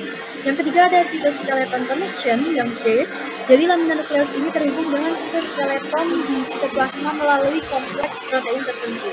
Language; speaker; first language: Indonesian; native; Indonesian